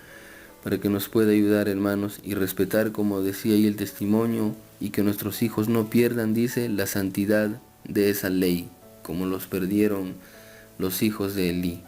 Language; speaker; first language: Spanish; native; Spanish